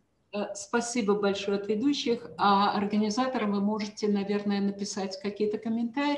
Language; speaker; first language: Russian; native; Russian